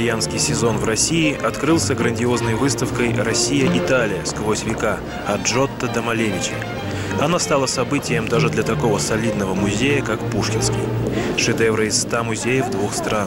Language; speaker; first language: Russian; native; Russian